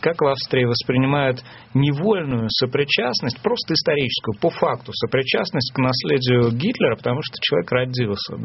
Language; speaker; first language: Russian; native; Russian